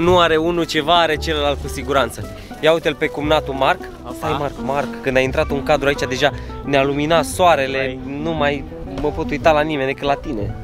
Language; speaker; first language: Romanian; native; Romanian